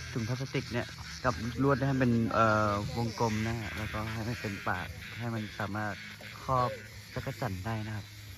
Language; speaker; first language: Thai; non-native, local second language; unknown